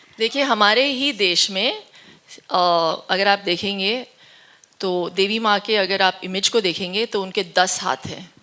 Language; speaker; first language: Hindi; non-native, local second language; Tulu